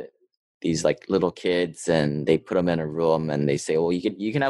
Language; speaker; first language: English; native; English